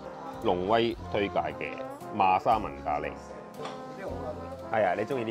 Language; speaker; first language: Cantonese; native; Cantonese